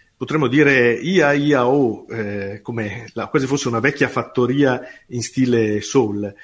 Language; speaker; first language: Italian; native; Italian